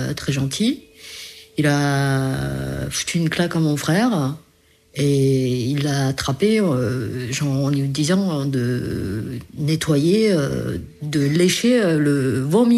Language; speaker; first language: French; early bilingual, other home language; Korean